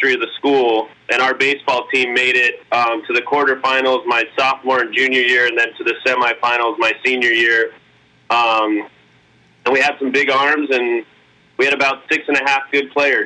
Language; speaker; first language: English; native; English